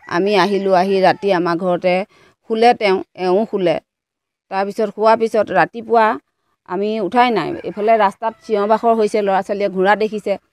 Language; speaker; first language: Assamese; native; Assamese